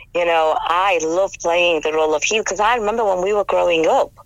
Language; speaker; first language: English; native; English